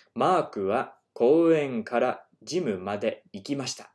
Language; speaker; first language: Japanese; non-native, fluent; English